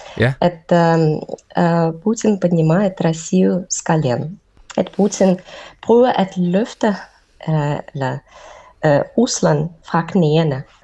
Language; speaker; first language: Danish; non-native, fluent; Russian